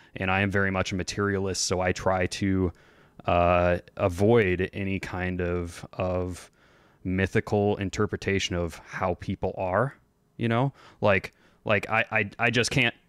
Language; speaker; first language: English; native; English